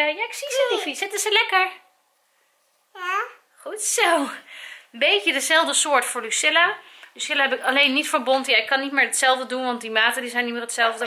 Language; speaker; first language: Dutch; native; Dutch